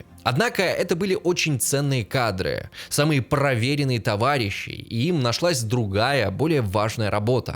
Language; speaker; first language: Russian; native; Russian